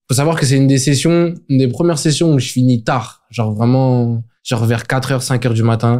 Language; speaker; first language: French; native; French